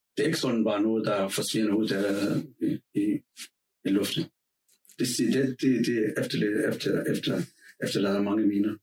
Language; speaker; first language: Danish; non-native, fluent; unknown